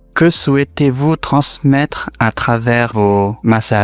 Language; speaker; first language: French; native; French